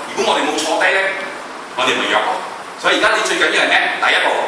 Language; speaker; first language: Cantonese; native; Cantonese